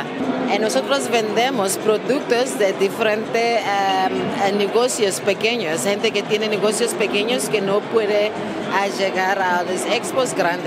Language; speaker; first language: Spanish; non-native, fluent; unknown